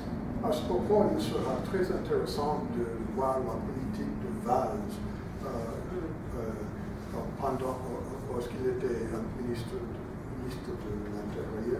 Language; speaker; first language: French; non-native, fluent; English